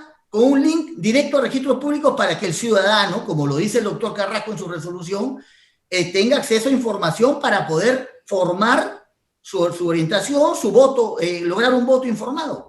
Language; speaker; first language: Spanish; native; Spanish